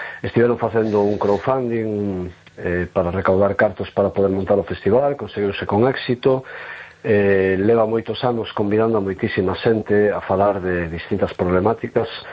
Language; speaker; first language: Galician; non-native, local second language; Spanish